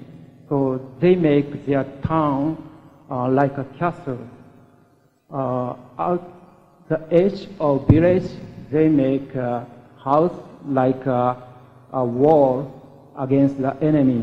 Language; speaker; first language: English; non-native, learner; Japanese